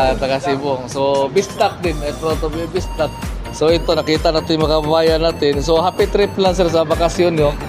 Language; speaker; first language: Filipino; non-native, local second language; Cebuano